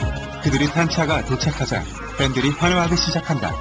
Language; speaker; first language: Korean; native; Korean